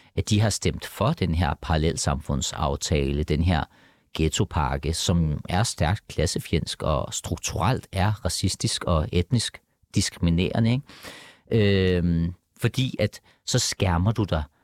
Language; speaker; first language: Danish; early bilingual, other home language; Persian